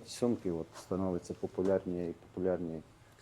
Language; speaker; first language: Russian; non-native, local second language; Latvian